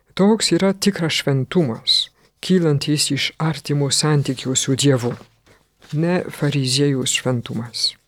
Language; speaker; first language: Lithuanian; non-native, fluent; French